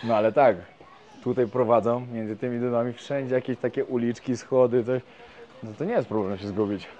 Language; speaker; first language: Polish; native; Polish